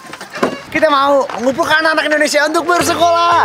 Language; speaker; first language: Indonesian; native; Indonesian